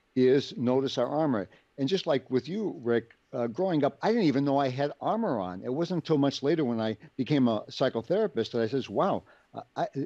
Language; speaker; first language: English; native; English